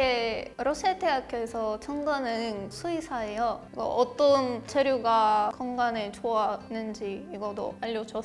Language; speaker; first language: Korean; non-native, learner; Russian